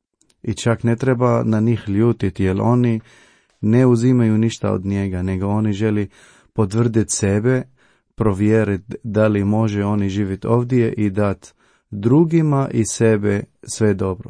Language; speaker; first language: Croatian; non-native, learner; Arabic